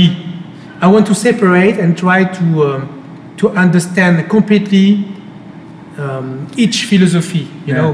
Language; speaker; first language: English; non-native, fluent; French